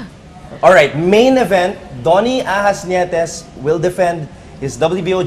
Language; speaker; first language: English; non-native, local second language; Filipino